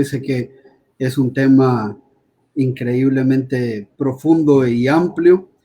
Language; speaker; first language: Spanish; native; Spanish